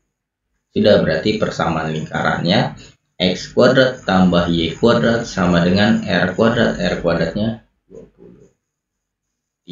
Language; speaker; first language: Indonesian; native; Indonesian